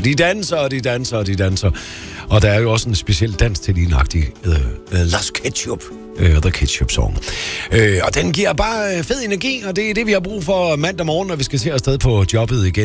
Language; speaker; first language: Danish; native; Danish